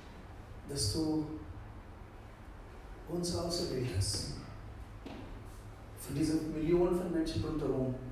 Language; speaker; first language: German; non-native, fluent; Tamil